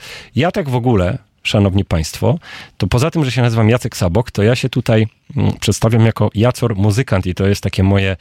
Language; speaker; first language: Polish; native; Polish